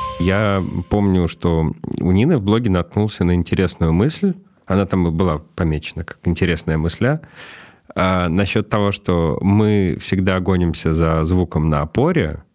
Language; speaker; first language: Russian; native; Russian